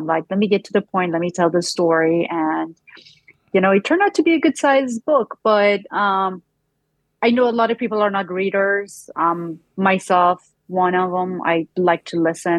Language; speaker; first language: English; non-native, fluent; Persian